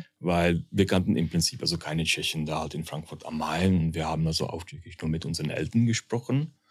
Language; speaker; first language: German; early bilingual, heritage; Czech